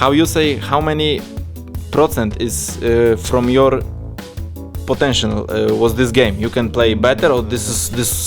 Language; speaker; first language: English; non-native, learner; Polish